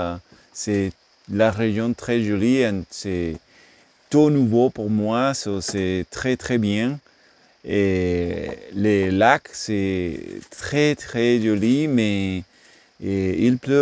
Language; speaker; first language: French; non-native, learner; English